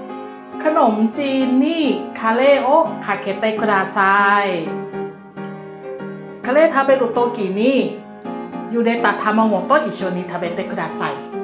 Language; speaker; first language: Japanese; non-native, learner; Thai